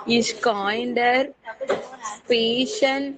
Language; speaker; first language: German; non-native, learner; Tamil